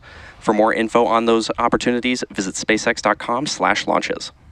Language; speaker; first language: English; native; English